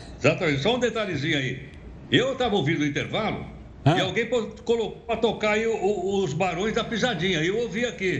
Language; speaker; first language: Portuguese; native; Portuguese